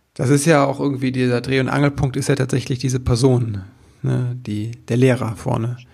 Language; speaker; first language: German; native; German